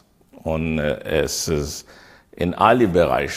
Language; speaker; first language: German; non-native, learner; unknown